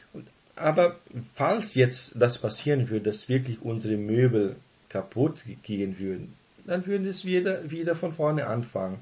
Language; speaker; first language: German; non-native, fluent; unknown